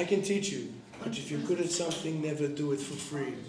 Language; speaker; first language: English; non-native, learner; Russian